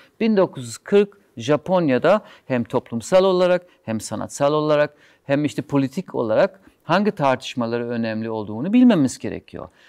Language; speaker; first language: Turkish; non-native, fluent; German